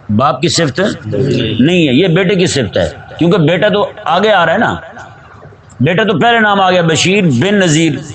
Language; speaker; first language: Urdu; non-native, local second language; Punjabi